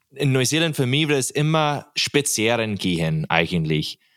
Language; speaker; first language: German; non-native, learner; English